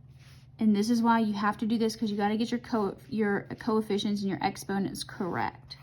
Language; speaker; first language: English; native; English